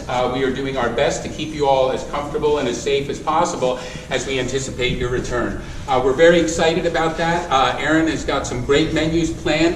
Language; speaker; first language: English; native; English